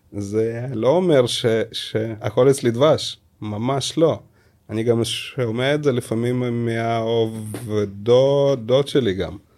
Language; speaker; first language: Hebrew; early bilingual, other home language; Russian